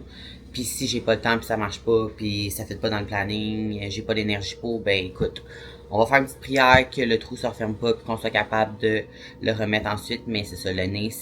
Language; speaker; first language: French; native; French